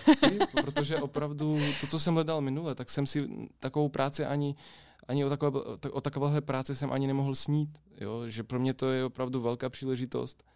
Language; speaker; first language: Czech; non-native, fluent; Ukrainian